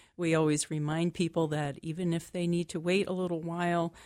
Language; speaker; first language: English; native; English